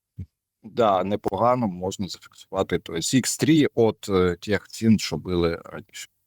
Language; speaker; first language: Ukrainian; non-native, local second language; Russian